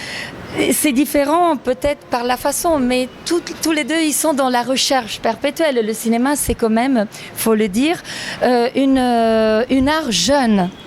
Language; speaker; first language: French; non-native, fluent; Italian